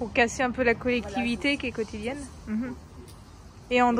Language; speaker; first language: French; native; French